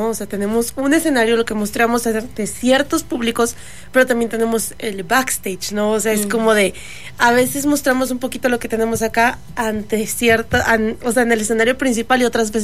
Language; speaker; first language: Spanish; native; Spanish